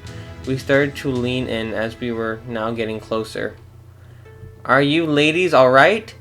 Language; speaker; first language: English; native; English